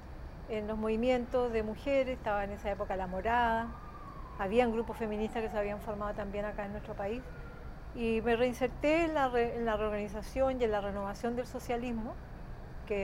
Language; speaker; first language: Spanish; native; Spanish